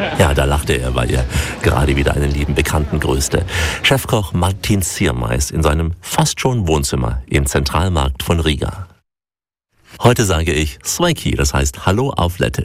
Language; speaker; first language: German; native; German